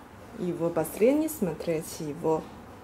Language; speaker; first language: Russian; non-native, learner; Chinese